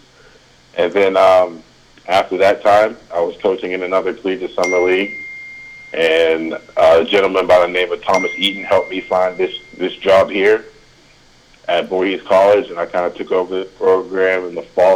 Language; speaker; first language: English; native; English